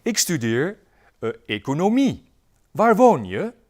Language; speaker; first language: Dutch; native; Dutch